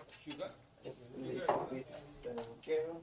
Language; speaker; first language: English; non-native, learner; Thai